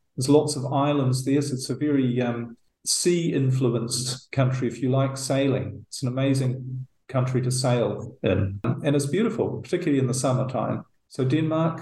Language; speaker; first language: English; native; English